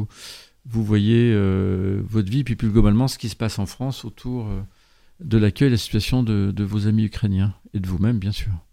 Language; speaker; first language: French; native; French